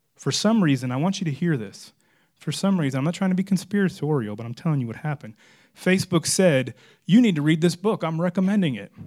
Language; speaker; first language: English; native; English